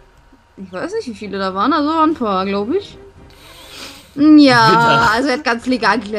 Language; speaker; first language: German; native; German